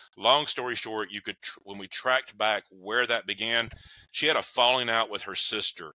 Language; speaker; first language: English; native; English